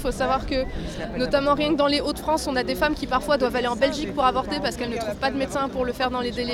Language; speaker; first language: French; native; French